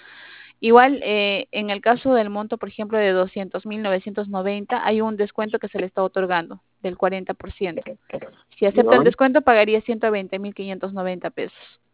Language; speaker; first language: Spanish; native; Spanish